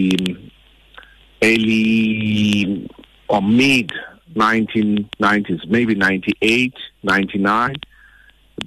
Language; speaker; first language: English; non-native, local second language; Xhosa